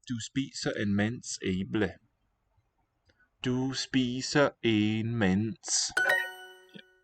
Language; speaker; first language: Danish; non-native, learner; English